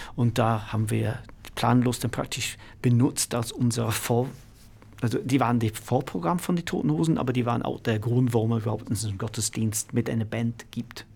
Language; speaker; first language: German; non-native, fluent; English